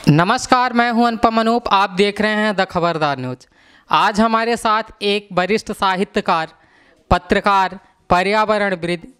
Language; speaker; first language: Hindi; native; Hindi